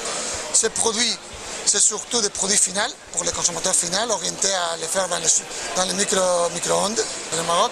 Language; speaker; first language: French; non-native, learner; Spanish